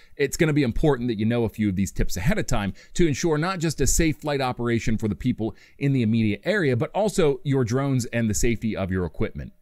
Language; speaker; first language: English; native; English